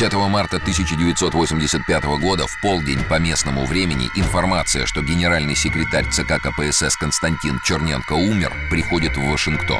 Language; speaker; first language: Russian; native; Russian